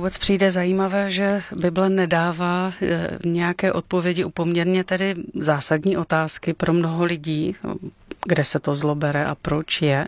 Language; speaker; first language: Czech; native; Czech